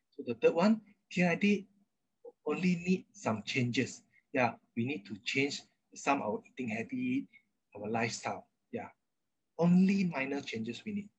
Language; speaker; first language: English; non-native, local second language; Chinese